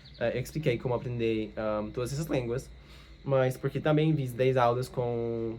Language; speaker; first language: Portuguese; non-native, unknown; English